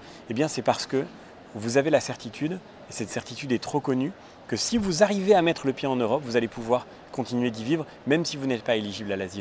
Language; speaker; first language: French; native; French